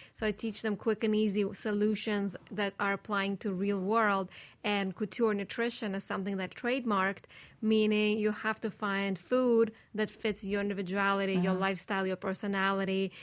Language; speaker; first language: English; non-native, fluent; Russian